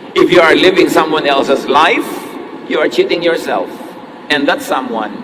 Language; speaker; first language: English; non-native, local second language; Filipino